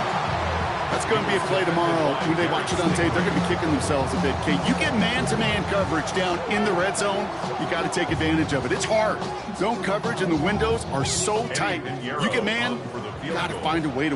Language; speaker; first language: English; native; English